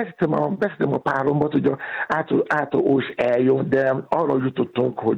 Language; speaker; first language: Hungarian; non-native, learner; Yoruba